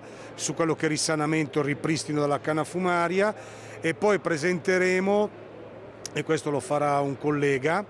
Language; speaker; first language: Italian; native; Italian